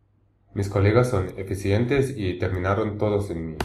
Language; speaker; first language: Spanish; non-native, learner; English